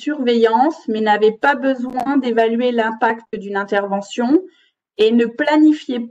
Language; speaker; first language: French; native; French